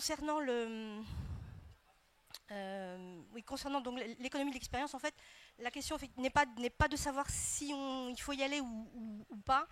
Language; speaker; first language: French; native; French